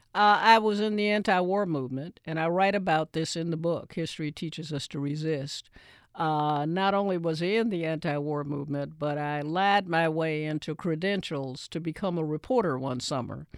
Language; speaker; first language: English; native; English